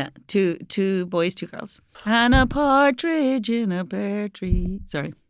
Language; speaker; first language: English; native; English